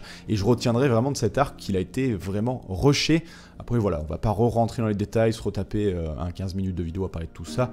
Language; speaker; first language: French; native; French